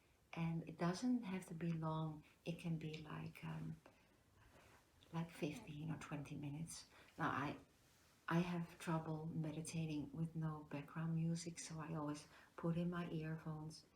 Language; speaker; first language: English; non-native, fluent; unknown